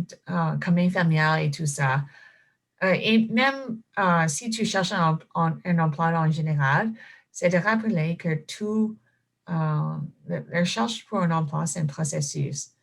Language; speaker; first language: French; non-native, fluent; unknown